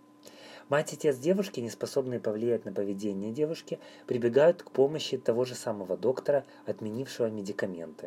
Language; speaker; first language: Russian; native; Russian